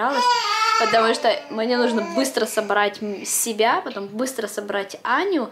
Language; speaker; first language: Russian; native; Russian